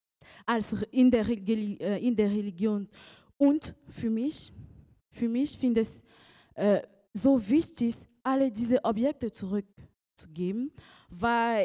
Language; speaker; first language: German; non-native, learner; French